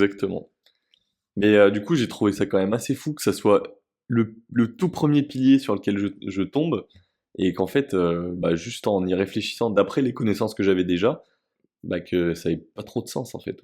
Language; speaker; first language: French; native; French